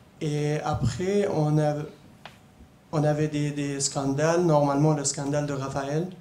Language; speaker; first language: French; non-native, fluent; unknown